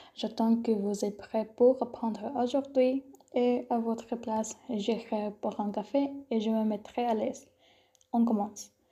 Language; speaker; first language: French; non-native, learner; Spanish